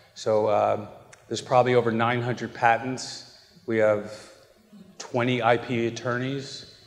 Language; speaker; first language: English; native; English